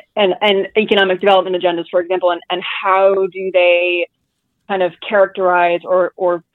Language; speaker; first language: English; native; English